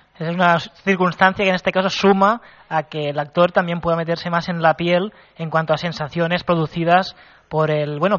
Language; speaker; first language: Spanish; non-native, local second language; Catalan